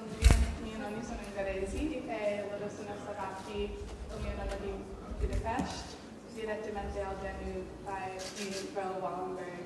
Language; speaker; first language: Italian; non-native, learner; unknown